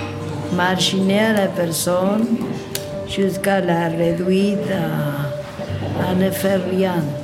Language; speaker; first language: French; non-native, learner; Spanish